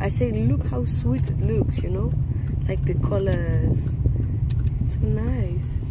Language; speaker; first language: English; non-native, fluent; Dutch